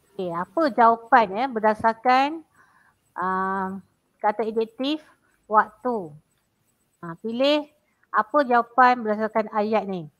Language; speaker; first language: Malay; native; Malay